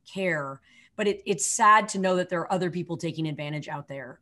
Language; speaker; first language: English; native; English